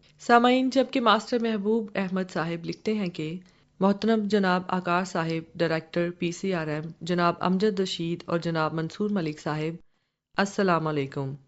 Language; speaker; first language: Urdu; non-native, local second language; Punjabi